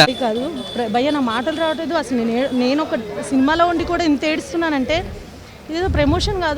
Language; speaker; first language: Telugu; native; Telugu